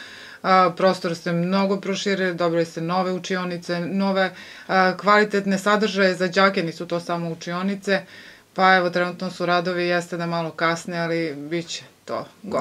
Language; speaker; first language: Croatian; native; Croatian